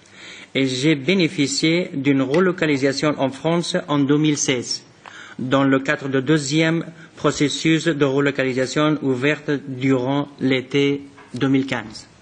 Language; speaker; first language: French; non-native, fluent; Persian